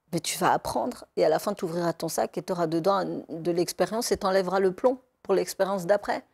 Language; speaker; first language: French; native; French